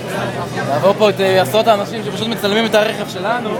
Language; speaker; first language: Hebrew; native; Hebrew